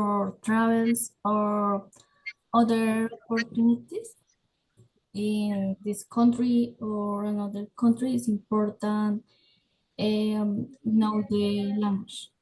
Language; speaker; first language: English; non-native, learner; Spanish